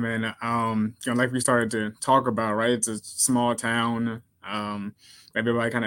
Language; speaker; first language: English; native; English